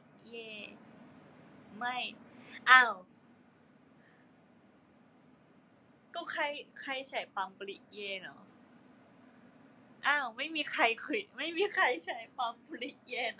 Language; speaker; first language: Thai; non-native, fluent; Japanese